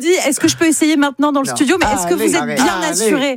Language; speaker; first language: French; native; French